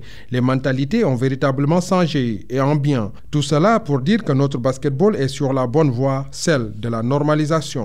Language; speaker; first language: French; non-native, local second language; Wolof